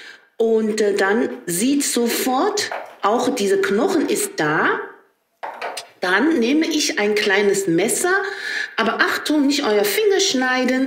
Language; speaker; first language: German; non-native, learner; Chinese